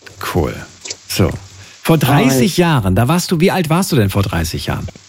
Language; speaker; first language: German; native; German